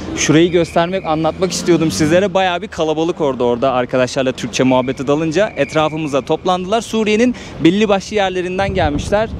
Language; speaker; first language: Turkish; native; Turkish